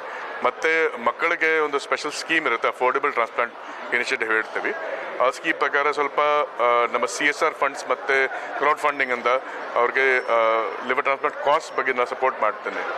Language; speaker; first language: Kannada; non-native, local second language; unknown